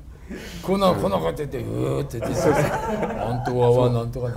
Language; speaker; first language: Japanese; native; Japanese